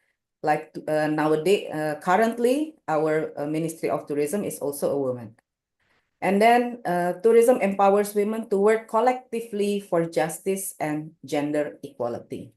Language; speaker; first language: English; non-native, local second language; Indonesian